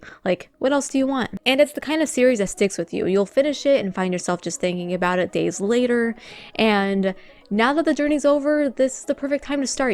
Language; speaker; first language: English; native; English